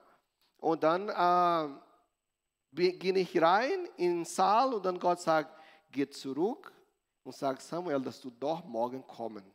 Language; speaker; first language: German; non-native, learner; Portuguese